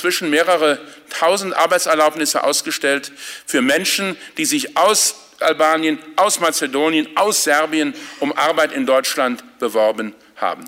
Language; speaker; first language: German; native; German